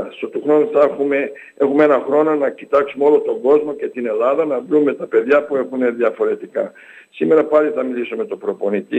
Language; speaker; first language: Greek; early bilingual, heritage; English